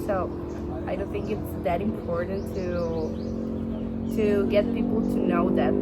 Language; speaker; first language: English; non-native, learner; Spanish